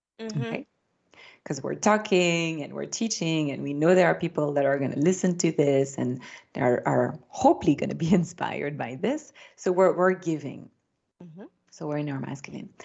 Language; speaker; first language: English; non-native, fluent; French